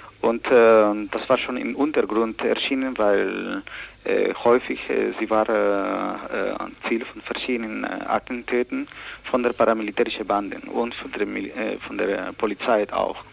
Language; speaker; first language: German; non-native, learner; Spanish